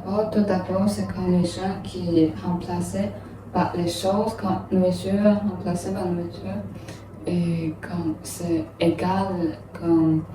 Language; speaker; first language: French; non-native, learner; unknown